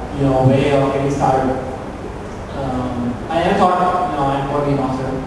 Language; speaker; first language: English; non-native, local second language; Kannada